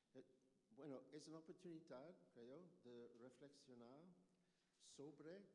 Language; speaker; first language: Spanish; non-native, learner; English